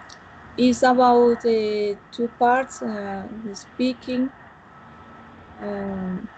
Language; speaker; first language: English; non-native, learner; Spanish